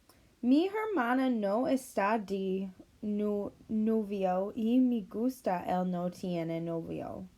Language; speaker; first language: Spanish; non-native, learner; English